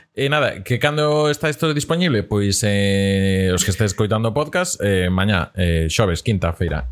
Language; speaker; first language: Galician; non-native, local second language; Spanish